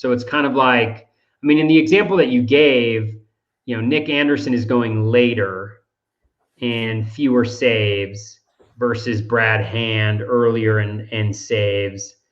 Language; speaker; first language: English; native; English